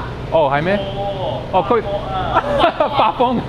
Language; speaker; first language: Chinese; non-native, learner; English